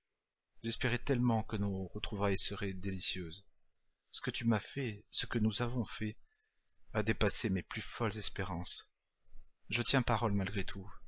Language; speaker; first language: French; native; French